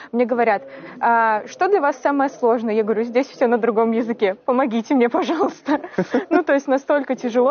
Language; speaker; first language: Russian; native; Russian